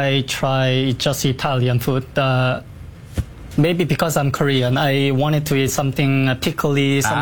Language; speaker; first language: English; non-native, fluent; Korean